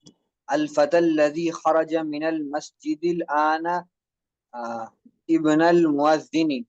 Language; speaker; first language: Arabic; non-native, learner; Urdu